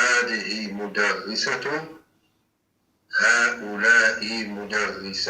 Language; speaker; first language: Arabic; non-native, learner; English